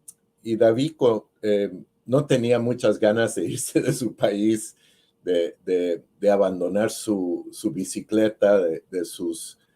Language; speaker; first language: Spanish; early bilingual, heritage; Spanish